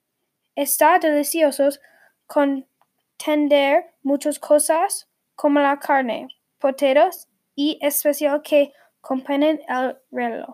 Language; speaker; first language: Spanish; non-native, learner; English